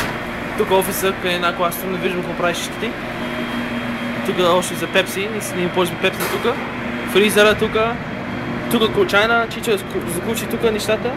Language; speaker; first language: Bulgarian; early bilingual, heritage; Bulgarian